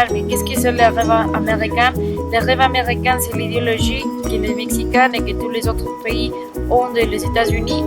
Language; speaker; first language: French; non-native, learner; Spanish